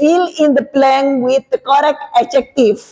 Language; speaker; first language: English; non-native, learner; Indonesian